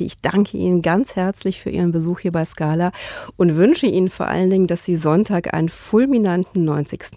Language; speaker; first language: German; native; German